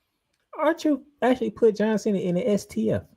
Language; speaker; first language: English; native; English